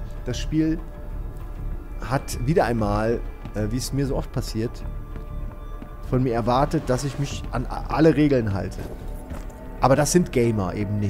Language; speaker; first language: German; native; German